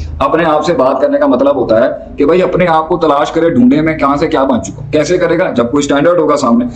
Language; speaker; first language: Urdu; non-native, local second language; Punjabi